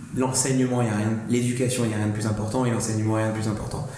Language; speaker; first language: French; native; French